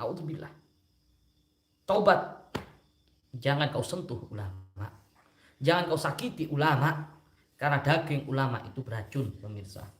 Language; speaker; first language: Indonesian; native; Indonesian